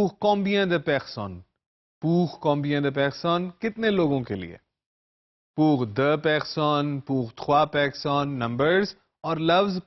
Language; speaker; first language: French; non-native, fluent; Urdu